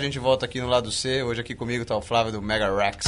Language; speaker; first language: Portuguese; native; Portuguese